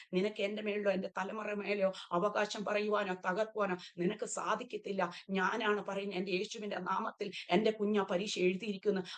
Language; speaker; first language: Malayalam; early bilingual, heritage; Malayalam